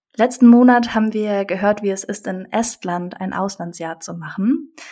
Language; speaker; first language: German; native; German